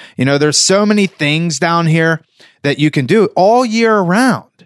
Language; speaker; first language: English; native; English